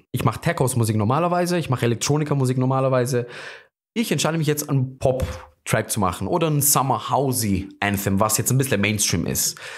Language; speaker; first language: German; non-native, fluent; Greek